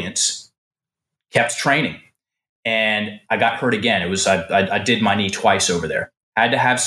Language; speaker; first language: English; native; English